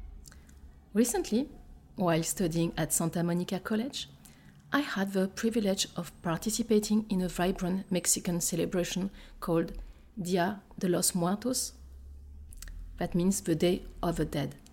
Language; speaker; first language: English; non-native, fluent; French